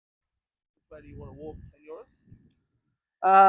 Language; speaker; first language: English; native; English